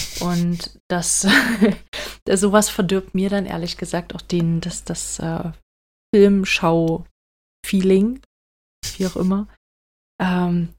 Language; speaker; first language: German; native; German